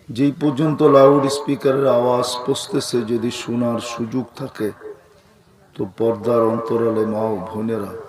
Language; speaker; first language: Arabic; non-native, fluent; Bangla